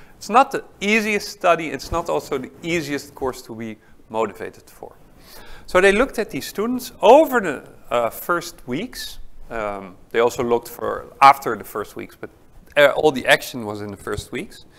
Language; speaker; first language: English; non-native, fluent; Dutch